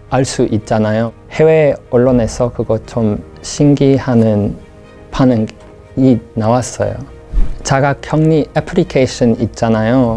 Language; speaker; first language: Korean; non-native, fluent; English